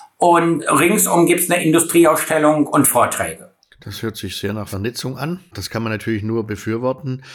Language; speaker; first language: German; native; German